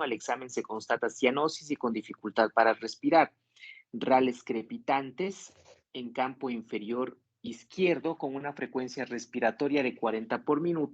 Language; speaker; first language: Spanish; native; Spanish